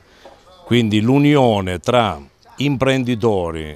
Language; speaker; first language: Italian; native; Italian